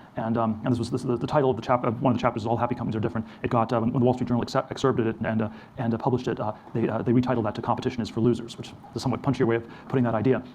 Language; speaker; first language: English; native; English